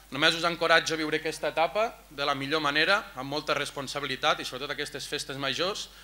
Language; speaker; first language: Catalan; native; Catalan